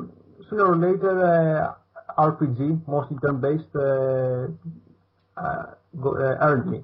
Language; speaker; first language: English; non-native, fluent; Greek